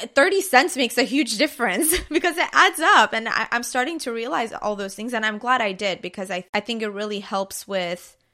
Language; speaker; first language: English; early bilingual, other home language; Persian